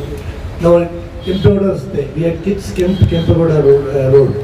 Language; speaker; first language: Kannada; non-native, local second language; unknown